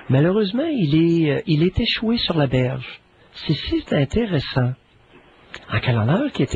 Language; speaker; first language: French; native; French